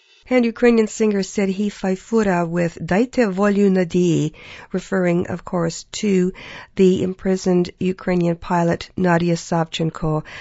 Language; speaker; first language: English; early bilingual, other home language; Ukrainian